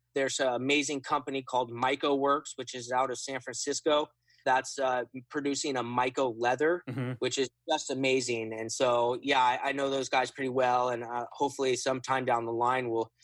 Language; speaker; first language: English; native; English